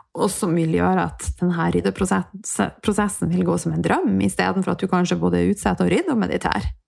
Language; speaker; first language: Norwegian; native; Norwegian